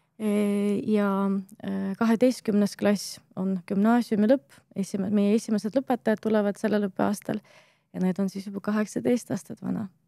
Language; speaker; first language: Estonian; non-native, local second language; Russian